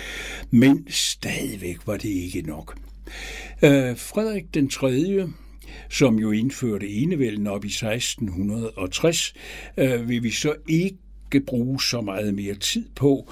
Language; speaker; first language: Danish; native; Danish